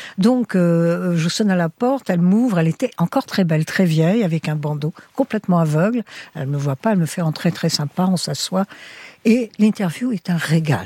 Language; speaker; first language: French; early bilingual, heritage; French